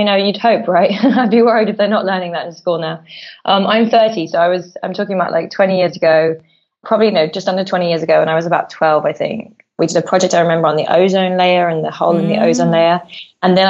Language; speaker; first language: English; native; English